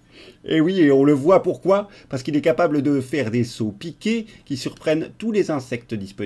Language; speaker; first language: French; native; French